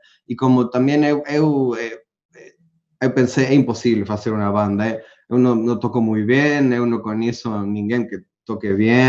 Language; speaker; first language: Portuguese; non-native, learner; Spanish